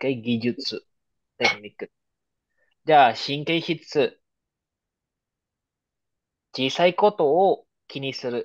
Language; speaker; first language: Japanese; non-native, fluent; Filipino